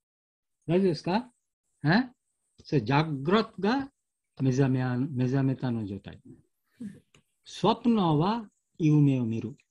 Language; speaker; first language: Japanese; non-native, learner; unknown